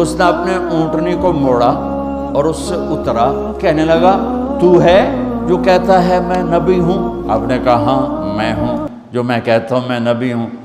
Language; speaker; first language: Urdu; non-native, local second language; Punjabi